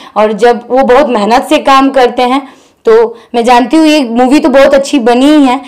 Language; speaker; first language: Hindi; non-native, local second language; Bangla